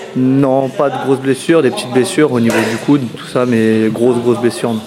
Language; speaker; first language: French; native; French